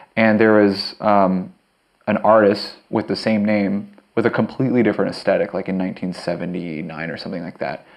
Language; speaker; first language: English; native; English